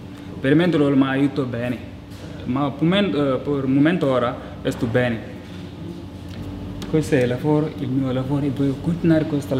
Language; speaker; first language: Italian; non-native, learner; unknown